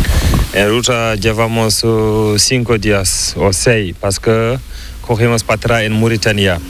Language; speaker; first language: Spanish; non-native, learner; Fula